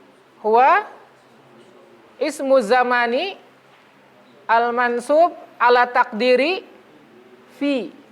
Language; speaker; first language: Arabic; non-native, fluent; Indonesian